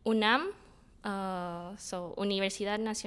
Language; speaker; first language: English; non-native, fluent; Spanish